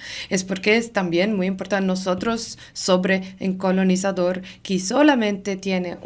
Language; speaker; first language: Spanish; non-native, learner; Arabic